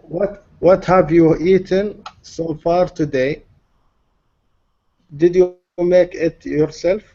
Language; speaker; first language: English; non-native, learner; Arabic